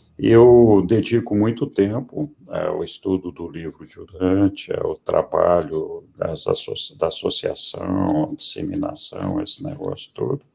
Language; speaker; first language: Portuguese; early bilingual, other home language; Spanish